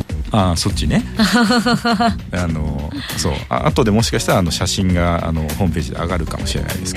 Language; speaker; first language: Japanese; native; Japanese